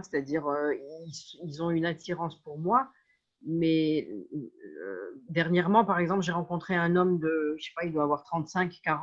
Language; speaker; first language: French; native; French